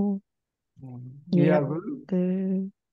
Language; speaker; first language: Korean; non-native, learner; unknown